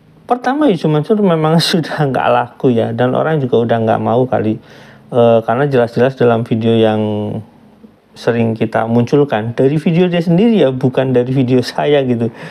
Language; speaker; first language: Indonesian; native; Indonesian